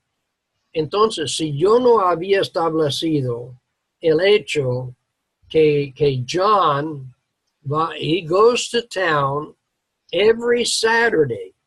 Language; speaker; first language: Spanish; non-native, learner; English